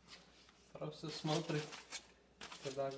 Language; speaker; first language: Russian; non-native, learner; English